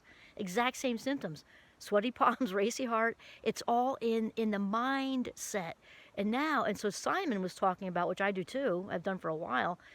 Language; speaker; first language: English; native; English